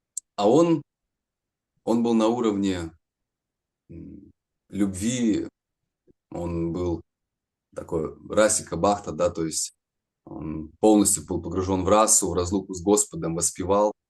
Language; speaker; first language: Russian; native; Russian